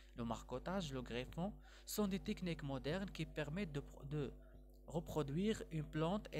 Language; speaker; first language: French; non-native, local second language; Arabic